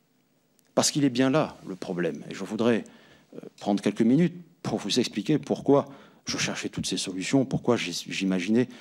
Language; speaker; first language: French; native; French